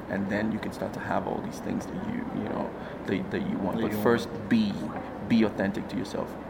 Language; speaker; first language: English; native; English